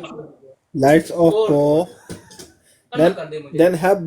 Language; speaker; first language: English; non-native, learner; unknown